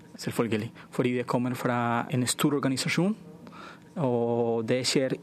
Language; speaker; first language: Norwegian; non-native, fluent; Spanish